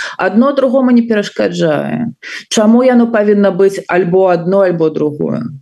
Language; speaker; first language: Belarusian; non-native, local second language; Russian